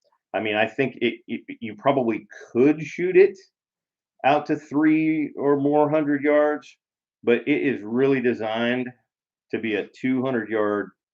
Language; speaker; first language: English; native; English